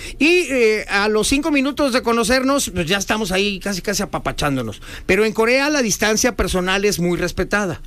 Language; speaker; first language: Spanish; native; Spanish